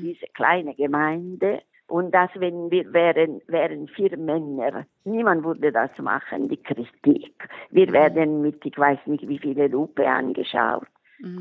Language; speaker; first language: German; non-native, local second language; Italian